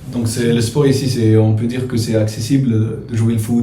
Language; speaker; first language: French; non-native, fluent; Arabic